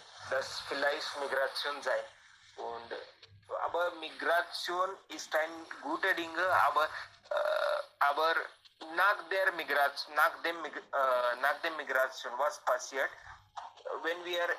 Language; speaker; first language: German; non-native, learner; Hindi